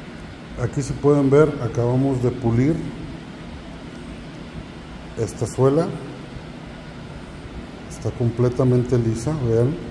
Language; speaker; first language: Spanish; native; Spanish